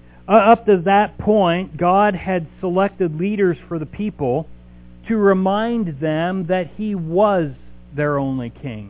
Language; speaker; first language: English; native; English